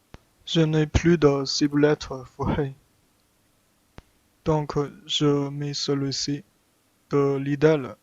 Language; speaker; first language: French; non-native, learner; Chinese